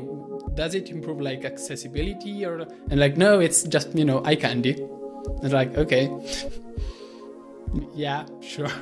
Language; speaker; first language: English; non-native, fluent; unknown